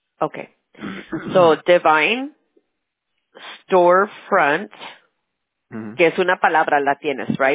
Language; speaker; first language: Spanish; early bilingual, heritage; Spanish